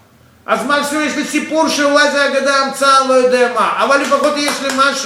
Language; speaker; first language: Hebrew; non-native, fluent; Russian